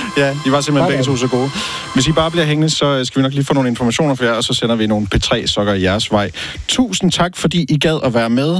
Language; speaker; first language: Danish; native; Danish